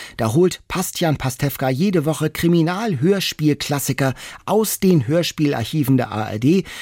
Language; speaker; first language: German; native; German